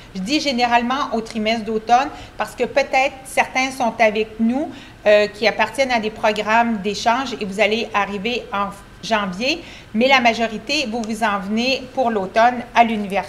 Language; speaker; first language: French; native; French